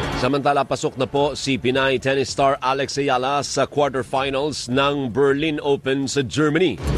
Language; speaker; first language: Filipino; native; Filipino